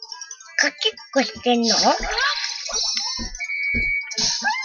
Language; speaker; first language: Japanese; native; Japanese